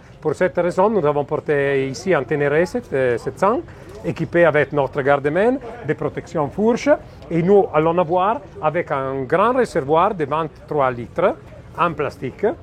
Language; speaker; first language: French; non-native, fluent; Italian